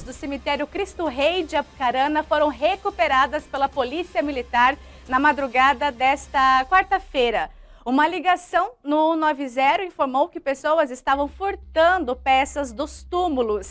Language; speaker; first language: Portuguese; native; Portuguese